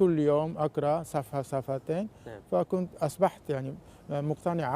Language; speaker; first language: Arabic; non-native, fluent; Japanese